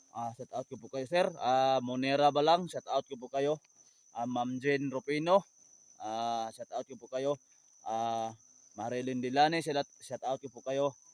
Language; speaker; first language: Filipino; non-native, local second language; Cebuano